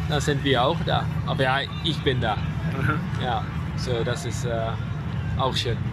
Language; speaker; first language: German; non-native, learner; Dutch